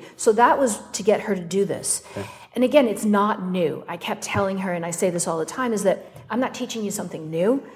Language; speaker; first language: English; native; English